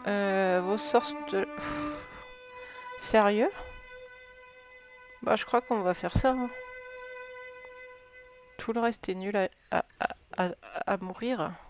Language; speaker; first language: French; native; French